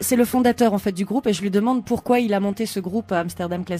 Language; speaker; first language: French; native; French